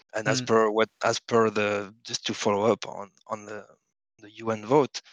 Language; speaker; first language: English; non-native, fluent; French